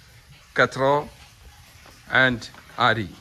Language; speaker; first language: English; non-native, fluent; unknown